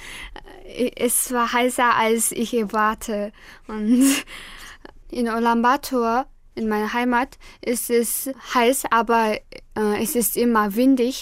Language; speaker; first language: German; non-native, learner; Mongolian